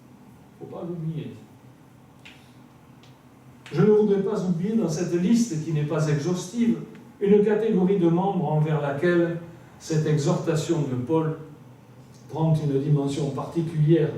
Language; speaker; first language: French; native; French